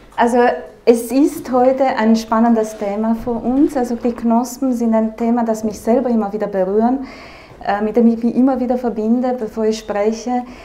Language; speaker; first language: German; non-native, fluent; Romanian